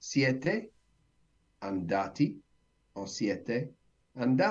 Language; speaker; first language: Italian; non-native, learner; English